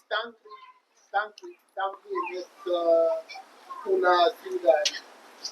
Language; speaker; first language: Spanish; non-native, learner; English